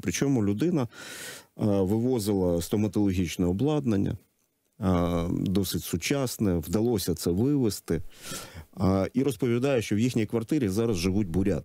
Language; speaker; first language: Ukrainian; native; Ukrainian